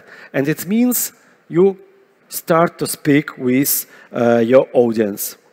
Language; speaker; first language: English; non-native, fluent; Russian